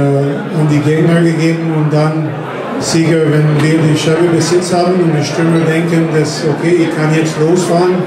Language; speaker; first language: German; non-native, fluent; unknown